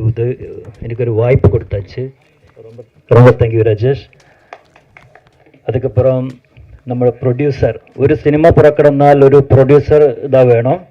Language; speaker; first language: Tamil; non-native, learner; Malayalam